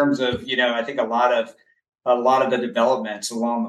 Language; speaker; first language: English; native; English